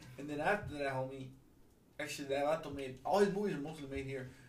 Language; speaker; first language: English; early bilingual, other home language; Spanish